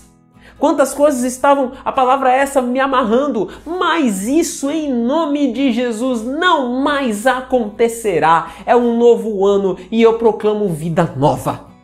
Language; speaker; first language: Portuguese; native; Portuguese